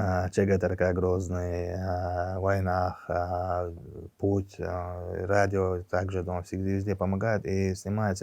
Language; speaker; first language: Russian; non-native, local second language; Chechen